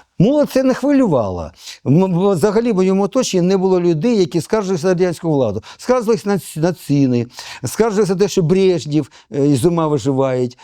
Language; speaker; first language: Ukrainian; non-native, local second language; Russian